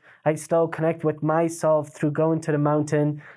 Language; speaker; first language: English; non-native, fluent; Pashto